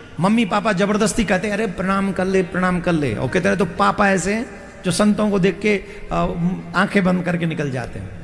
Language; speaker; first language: Hindi; native; Hindi